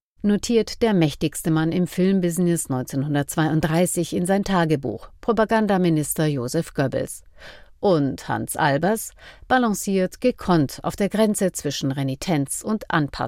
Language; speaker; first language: German; native; German